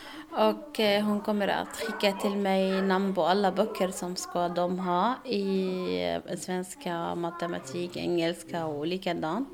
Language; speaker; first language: Swedish; non-native, learner; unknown